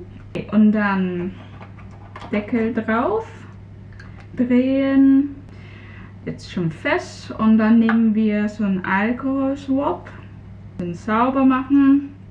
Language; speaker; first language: German; non-native, fluent; Cantonese